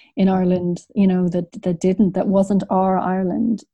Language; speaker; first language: English; native; English